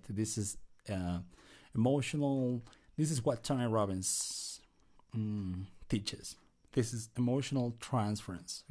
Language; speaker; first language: English; non-native, fluent; Spanish